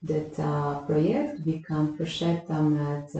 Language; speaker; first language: Swedish; non-native, fluent; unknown